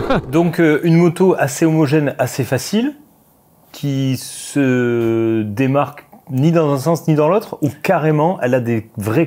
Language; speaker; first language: French; native; French